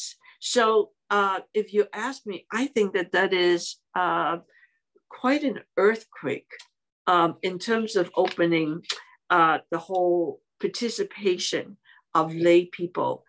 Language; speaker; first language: English; non-native, local second language; Cantonese